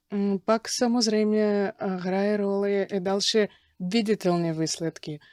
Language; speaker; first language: Czech; non-native, fluent; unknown